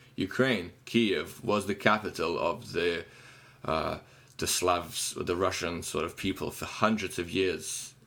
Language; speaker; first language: English; non-native, fluent; Ukrainian